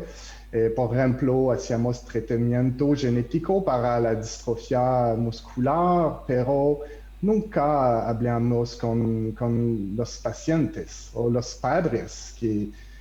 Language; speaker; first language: Spanish; non-native, learner; French